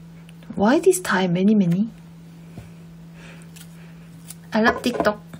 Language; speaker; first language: English; non-native, learner; Korean